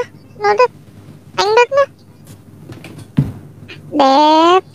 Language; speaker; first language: Vietnamese; non-native, learner; Indonesian